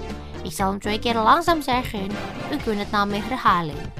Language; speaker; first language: Dutch; non-native, fluent; Indonesian